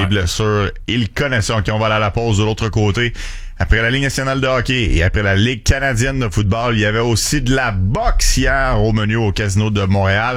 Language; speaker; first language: French; native; French